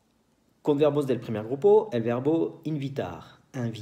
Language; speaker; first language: Spanish; non-native, fluent; French